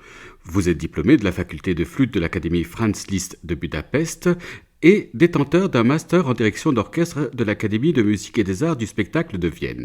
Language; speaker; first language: French; native; French